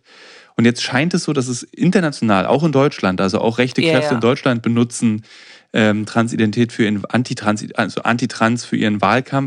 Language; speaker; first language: German; native; German